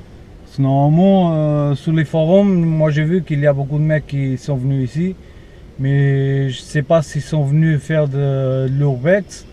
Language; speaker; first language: French; non-native, fluent; Portuguese